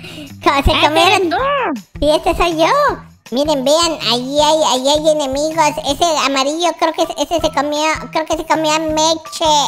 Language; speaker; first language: Spanish; native; Spanish